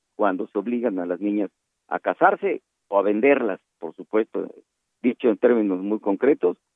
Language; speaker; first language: Spanish; native; Spanish